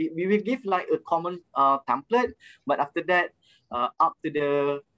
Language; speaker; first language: English; non-native, local second language; Malay